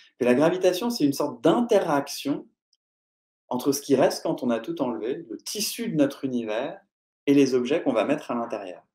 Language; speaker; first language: French; native; French